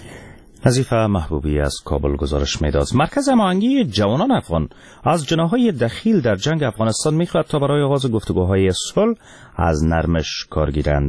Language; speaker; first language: Persian; native; Persian